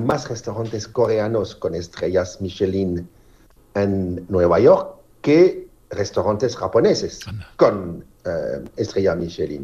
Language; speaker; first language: Spanish; non-native, fluent; French